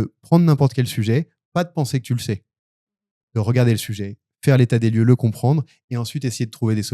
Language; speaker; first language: French; native; French